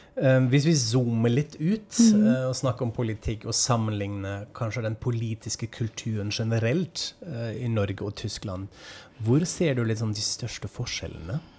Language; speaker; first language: Norwegian; non-native, fluent; German